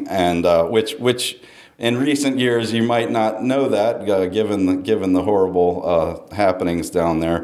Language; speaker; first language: English; native; English